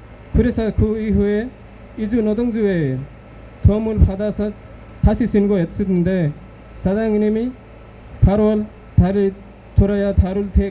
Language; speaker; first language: Korean; non-native, learner; Nepali